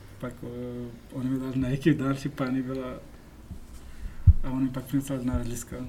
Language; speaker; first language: Czech; non-native, learner; Pashto